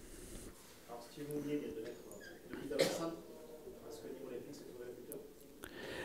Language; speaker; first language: French; native; French